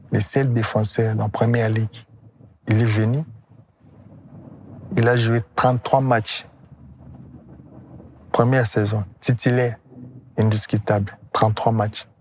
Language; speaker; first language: French; non-native, local second language; Lingala